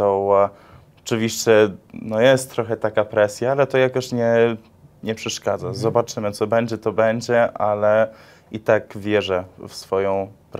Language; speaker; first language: Polish; early bilingual, heritage; English